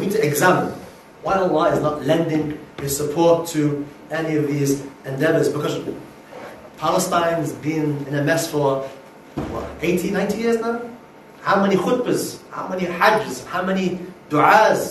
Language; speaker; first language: English; native; English